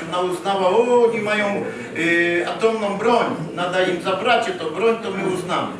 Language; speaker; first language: Polish; early bilingual, heritage; Polish